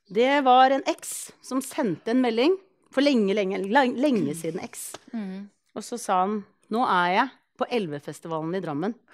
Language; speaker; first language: Norwegian; early bilingual, other home language; Icelandic